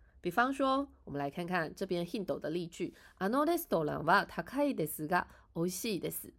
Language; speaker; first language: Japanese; non-native, fluent; Chinese